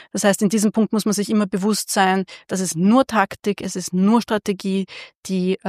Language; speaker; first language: German; early bilingual, other home language; Hungarian